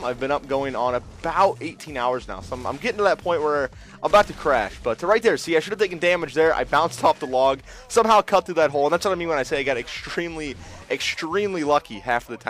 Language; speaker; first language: English; native; English